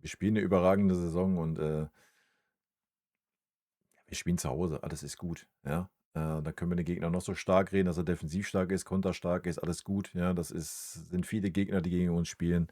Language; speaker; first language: German; native; German